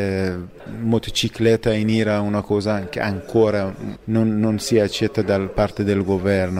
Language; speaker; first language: Italian; non-native, fluent; Persian